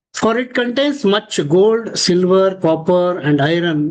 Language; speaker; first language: English; non-native, local second language; Kannada